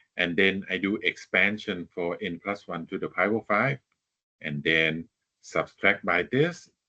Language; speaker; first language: English; non-native, fluent; Thai